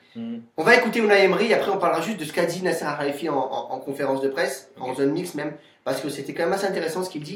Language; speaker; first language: French; native; French